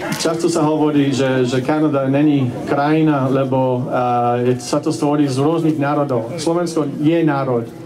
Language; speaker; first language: Slovak; non-native, fluent; English